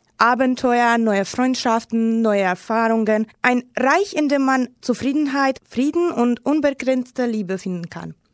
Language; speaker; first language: German; non-native, fluent; Romanian